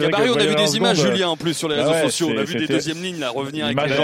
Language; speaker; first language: French; native; French